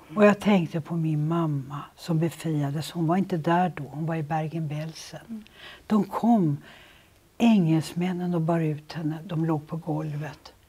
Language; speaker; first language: Swedish; native; Swedish